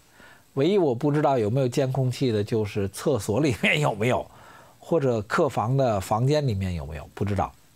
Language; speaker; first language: Chinese; native; Chinese